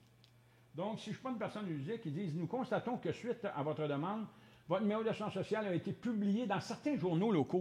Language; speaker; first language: French; native; French